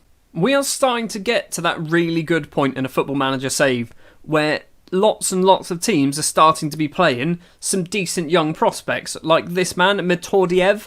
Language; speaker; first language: English; native; English